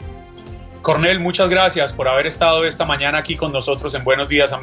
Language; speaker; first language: Spanish; native; Spanish